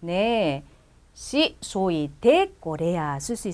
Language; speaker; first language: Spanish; non-native, fluent; Korean